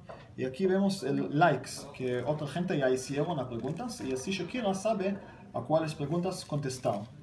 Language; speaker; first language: Spanish; non-native, learner; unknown